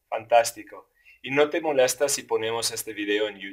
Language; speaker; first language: Spanish; non-native, fluent; English